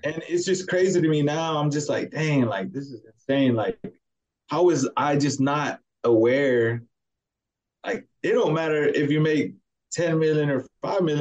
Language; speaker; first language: English; early bilingual, other home language; Spanish